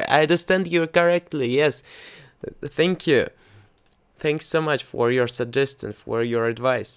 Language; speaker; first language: English; non-native, fluent; Russian